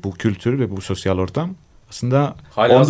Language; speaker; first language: Turkish; non-native, fluent; Greek